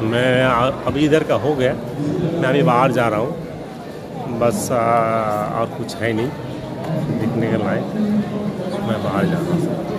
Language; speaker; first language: Hindi; non-native, local second language; Bangla